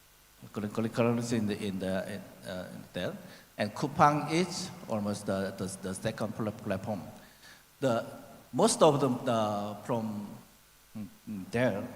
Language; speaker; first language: English; non-native, learner; Korean